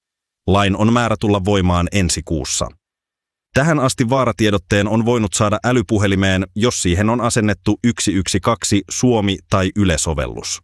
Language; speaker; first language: Finnish; native; Finnish